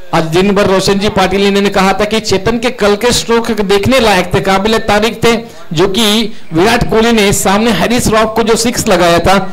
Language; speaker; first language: Hindi; non-native, local second language; Marathi